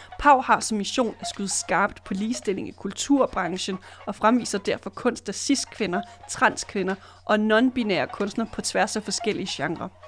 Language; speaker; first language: Danish; native; Danish